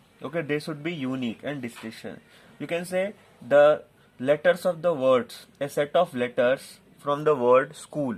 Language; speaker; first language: English; non-native, local second language; Telugu